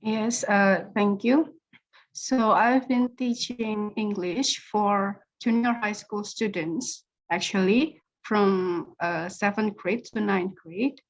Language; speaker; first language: English; non-native, learner; Indonesian